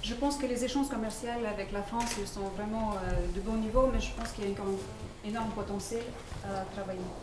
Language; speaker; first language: French; non-native, fluent; Lithuanian